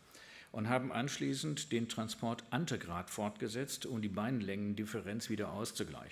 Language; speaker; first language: German; native; German